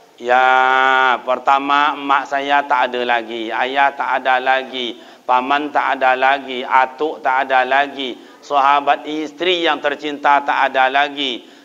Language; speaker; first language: Malay; non-native, local second language; Minangkabau